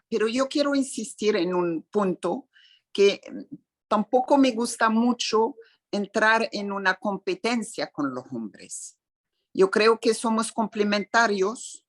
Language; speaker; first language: Spanish; non-native, fluent; Arabic